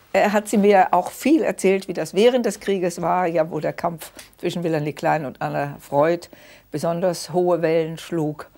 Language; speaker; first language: German; early bilingual, other home language; Danish